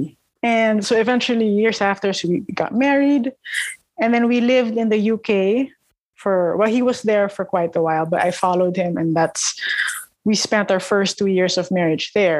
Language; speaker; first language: English; non-native, local second language; Filipino